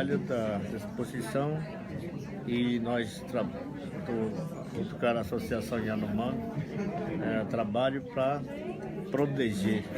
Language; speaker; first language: Portuguese; non-native, local second language; Yanomámi